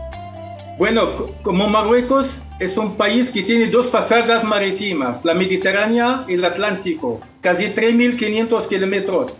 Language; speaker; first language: Spanish; non-native, fluent; Arabic